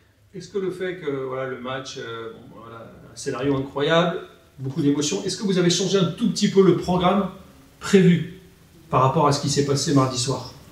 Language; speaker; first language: French; native; French